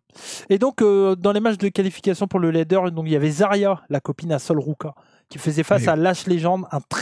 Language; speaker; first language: French; native; French